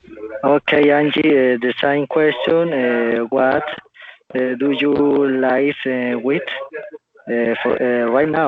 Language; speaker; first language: English; non-native, learner; Spanish